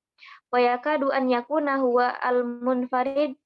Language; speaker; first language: Arabic; non-native, learner; Indonesian